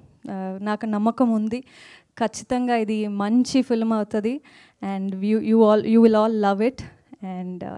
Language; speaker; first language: Telugu; non-native, learner; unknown